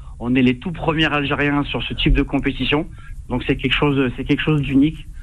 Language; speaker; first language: French; native; French